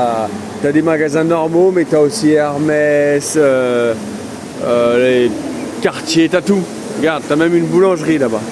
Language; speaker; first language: French; native; French